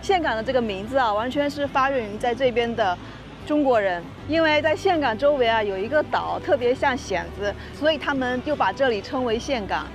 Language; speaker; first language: Chinese; native; Chinese